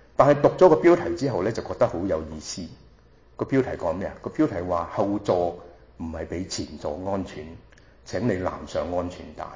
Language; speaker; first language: Cantonese; non-native, local second language; Wu Chinese